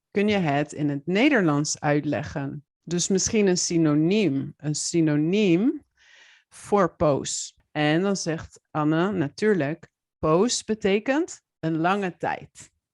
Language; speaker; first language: Dutch; native; Dutch